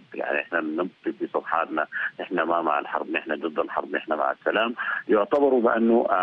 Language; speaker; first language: Arabic; native; Arabic